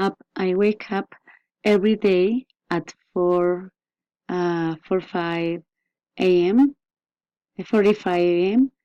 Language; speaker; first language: English; non-native, learner; Spanish